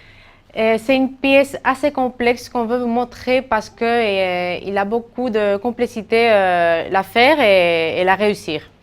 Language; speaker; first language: French; non-native, fluent; Spanish